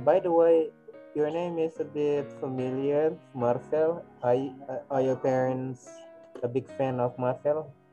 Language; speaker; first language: English; non-native, fluent; Indonesian